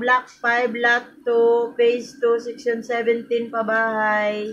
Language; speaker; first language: Filipino; non-native, local second language; Hiligaynon